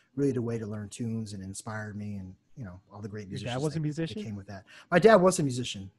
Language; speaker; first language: English; native; English